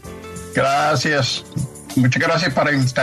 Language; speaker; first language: Spanish; non-native, fluent; English